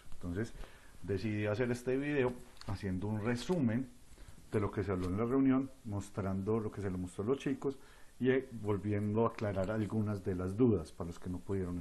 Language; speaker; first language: Spanish; native; Spanish